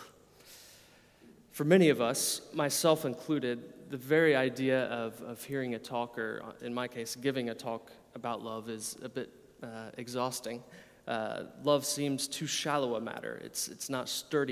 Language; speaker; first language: English; native; English